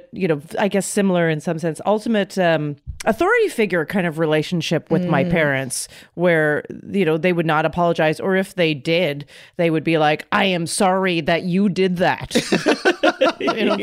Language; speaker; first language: English; native; English